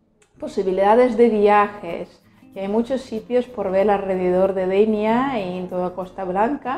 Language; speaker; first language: Spanish; non-native, fluent; Russian